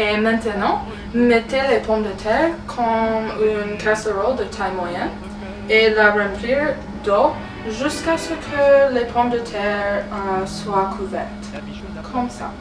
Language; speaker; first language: French; non-native, learner; English